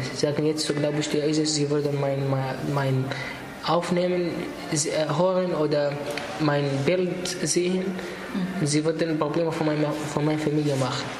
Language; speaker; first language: German; non-native, learner; Arabic